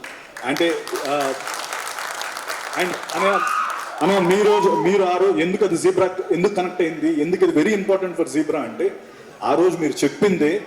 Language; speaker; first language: Telugu; native; Telugu